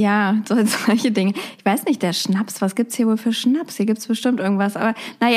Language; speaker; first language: German; native; German